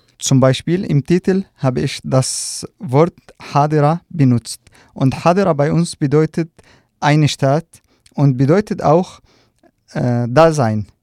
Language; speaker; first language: German; non-native, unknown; Arabic